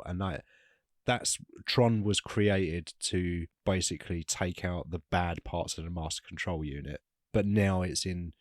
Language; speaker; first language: English; native; English